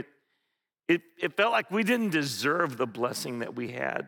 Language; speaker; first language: English; native; English